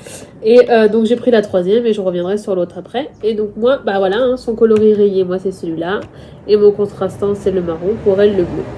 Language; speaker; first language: French; native; French